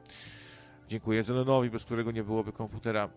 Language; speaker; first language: Polish; native; Polish